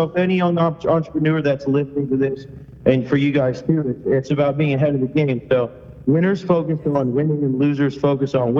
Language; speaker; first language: English; native; English